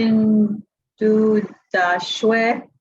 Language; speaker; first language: Chinese; non-native, learner; English